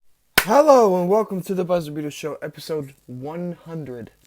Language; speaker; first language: English; native; English